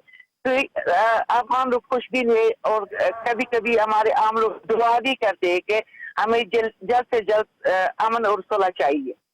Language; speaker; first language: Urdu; non-native, fluent; Persian